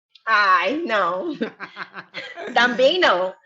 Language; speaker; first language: Portuguese; non-native, fluent; Spanish